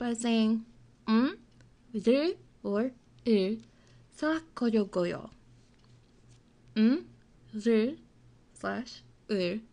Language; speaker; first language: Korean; non-native, learner; English